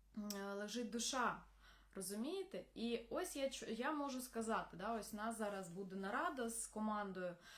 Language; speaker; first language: Ukrainian; non-native, local second language; Russian